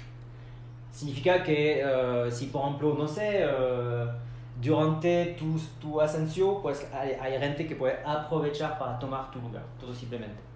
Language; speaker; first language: Spanish; non-native, fluent; French